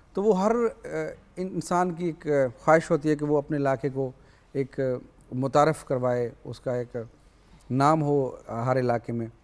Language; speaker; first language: Urdu; non-native, local second language; Saraiki